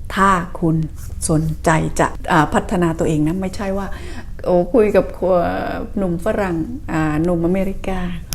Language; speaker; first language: Thai; native; Thai